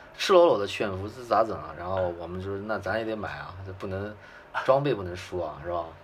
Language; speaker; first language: Chinese; native; Chinese